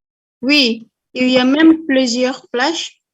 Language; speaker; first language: French; non-native, learner; Indonesian